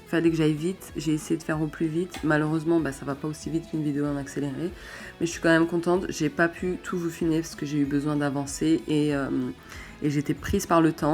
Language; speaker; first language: French; native; French